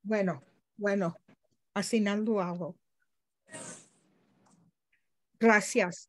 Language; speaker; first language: Spanish; non-native, learner; English